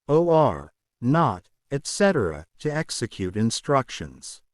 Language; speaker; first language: English; non-native, learner; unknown